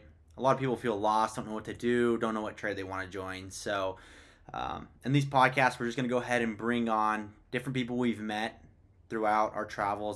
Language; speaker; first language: English; native; English